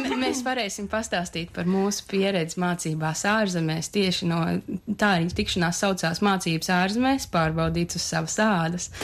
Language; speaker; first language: Latvian; native; Latvian